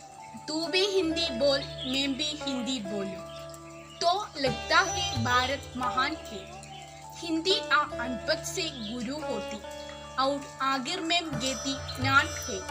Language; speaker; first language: Hindi; non-native, local second language; Malayalam